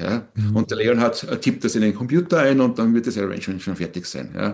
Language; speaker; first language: German; native; German